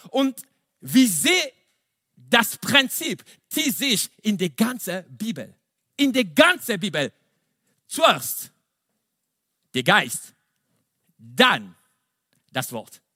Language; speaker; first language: German; non-native, fluent; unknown